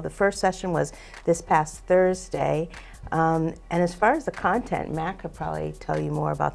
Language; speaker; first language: English; native; English